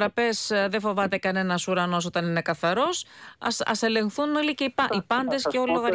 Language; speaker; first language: Greek; native; Greek